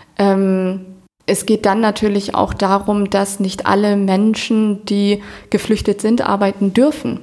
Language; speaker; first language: German; native; German